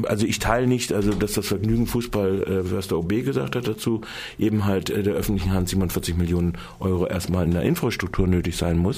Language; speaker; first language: German; native; German